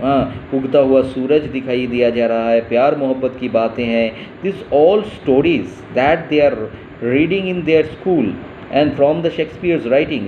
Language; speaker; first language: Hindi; native; Hindi